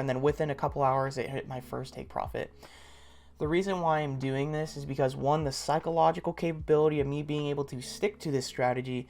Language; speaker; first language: English; native; English